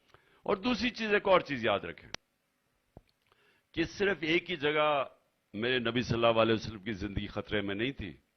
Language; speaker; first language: Urdu; native; Urdu